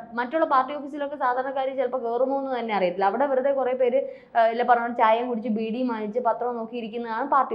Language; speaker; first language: Malayalam; native; Malayalam